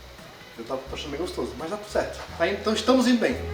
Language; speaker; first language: Portuguese; native; Portuguese